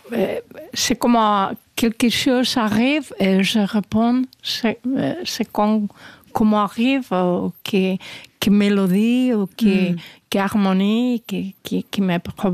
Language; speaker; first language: French; non-native, fluent; Spanish